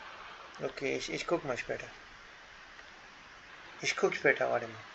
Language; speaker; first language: German; non-native, fluent; Hindi